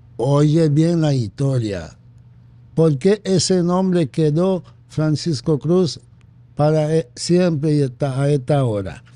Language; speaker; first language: Spanish; early bilingual, other home language; Haitian Creole